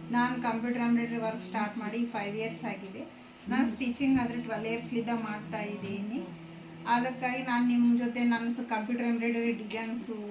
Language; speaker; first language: Kannada; native; Kannada